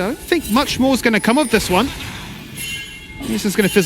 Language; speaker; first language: English; native; English